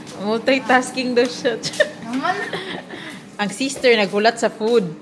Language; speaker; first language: Filipino; non-native, local second language; Cebuano